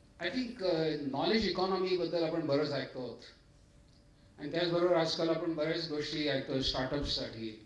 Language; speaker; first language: Marathi; native; Marathi